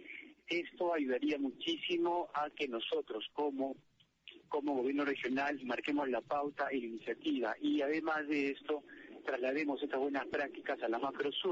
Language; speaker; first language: Spanish; native; Spanish